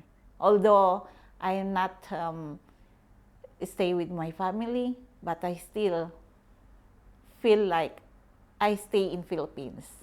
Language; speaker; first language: English; non-native, local second language; Filipino